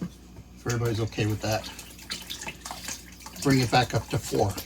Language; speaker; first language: English; native; English